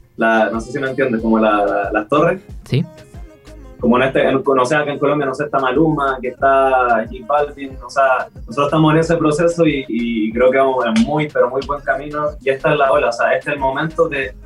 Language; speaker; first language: Spanish; native; Spanish